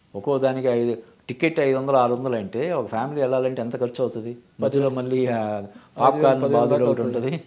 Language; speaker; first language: Telugu; native; Telugu